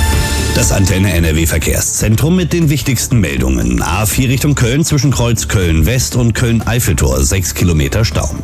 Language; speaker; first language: German; native; German